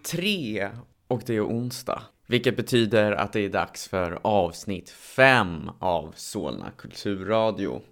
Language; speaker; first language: Swedish; native; Swedish